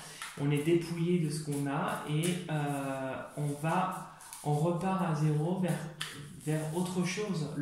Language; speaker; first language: French; native; French